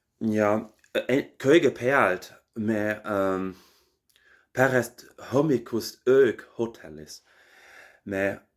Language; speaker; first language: Estonian; non-native, learner; German